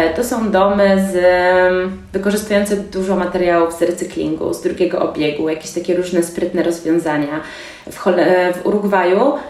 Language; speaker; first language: Polish; native; Polish